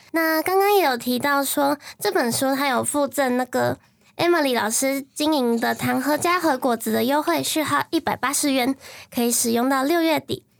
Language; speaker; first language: Chinese; native; Chinese